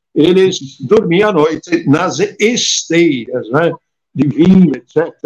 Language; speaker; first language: Portuguese; non-native, fluent; Italian